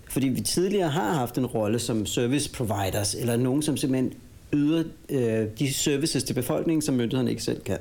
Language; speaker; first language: Danish; native; Danish